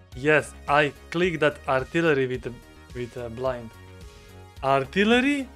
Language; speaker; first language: English; non-native, learner; Croatian